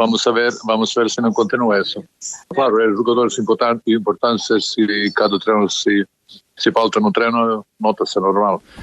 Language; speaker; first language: Portuguese; non-native, learner; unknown